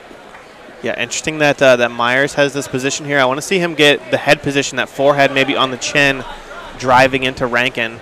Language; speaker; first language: English; native; English